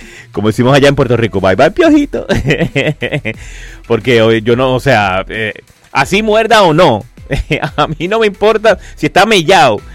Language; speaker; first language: Spanish; native; Spanish